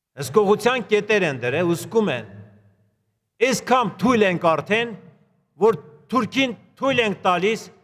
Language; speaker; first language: Armenian; native; Armenian